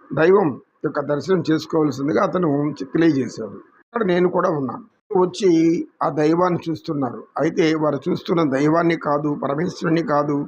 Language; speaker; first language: Telugu; native; Telugu